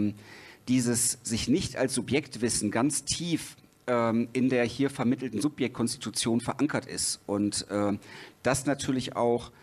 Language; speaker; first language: German; native; German